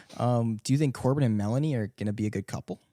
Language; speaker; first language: English; native; English